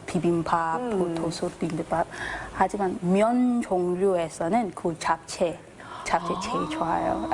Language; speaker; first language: Korean; non-native, learner; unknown